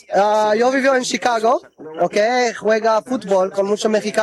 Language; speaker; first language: Spanish; non-native, learner; Arabic